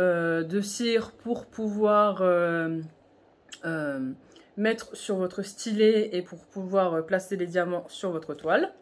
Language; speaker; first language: French; native; French